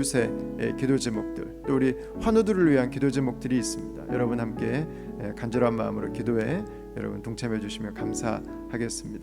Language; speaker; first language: Korean; native; Korean